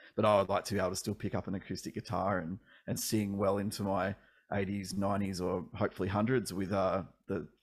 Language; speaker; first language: English; native; English